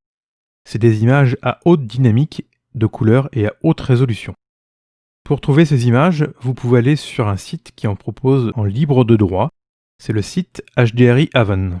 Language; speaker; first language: French; native; French